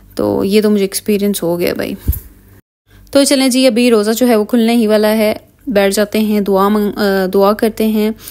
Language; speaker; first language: Urdu; non-native, local second language; Punjabi